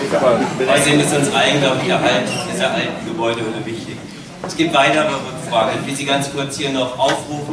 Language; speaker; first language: German; native; German